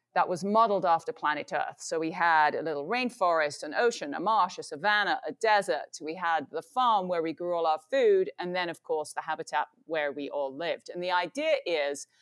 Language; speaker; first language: English; native; English